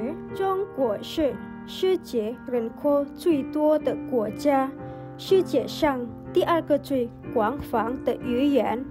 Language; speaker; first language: Chinese; non-native, fluent; Indonesian